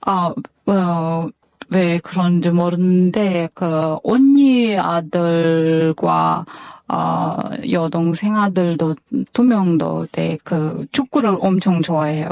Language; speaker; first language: Korean; non-native, learner; Kyrgyz